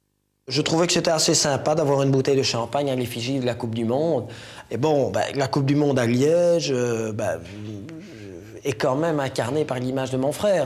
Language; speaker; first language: French; native; French